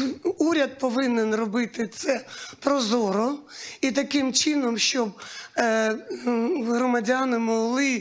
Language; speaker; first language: Ukrainian; native; Ukrainian